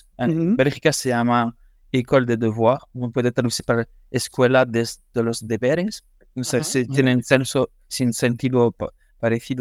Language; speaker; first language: Spanish; non-native, learner; French